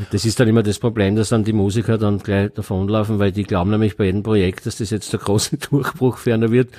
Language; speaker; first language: German; native; German